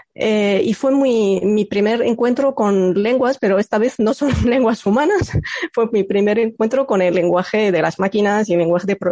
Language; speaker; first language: Spanish; non-native, fluent; Arabic